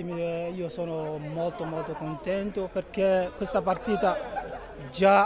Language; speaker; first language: Italian; non-native, fluent; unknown